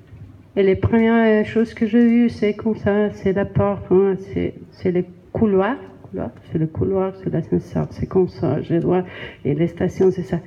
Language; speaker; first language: French; non-native, learner; Spanish